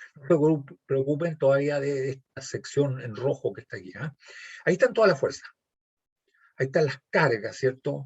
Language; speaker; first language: Spanish; native; Spanish